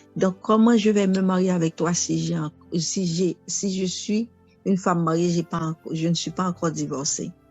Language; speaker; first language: French; non-native, local second language; Haitian Creole